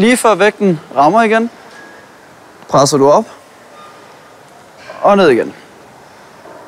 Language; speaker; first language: Danish; native; Danish